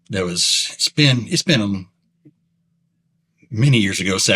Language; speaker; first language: English; native; English